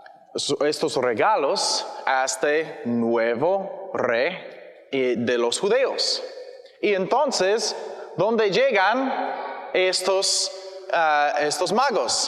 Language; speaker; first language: Spanish; non-native, learner; English